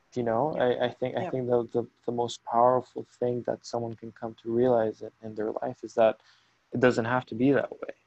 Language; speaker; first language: English; non-native, fluent; Spanish